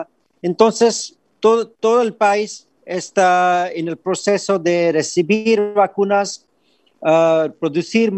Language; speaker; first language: Spanish; non-native, fluent; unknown